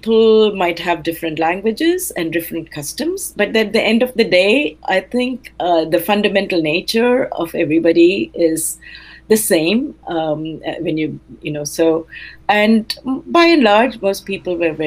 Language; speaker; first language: English; non-native, local second language; Telugu